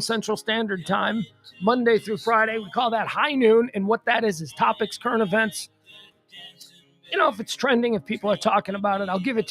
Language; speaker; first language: English; native; English